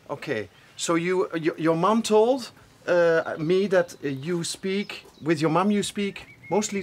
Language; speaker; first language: English; non-native, fluent; Dutch